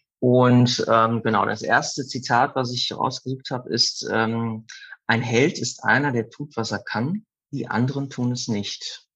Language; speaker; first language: German; early bilingual, other home language; Italian